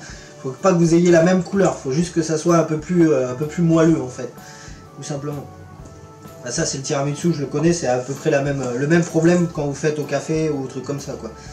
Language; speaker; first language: French; native; French